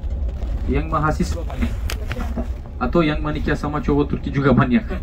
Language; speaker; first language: Indonesian; non-native, fluent; Turkish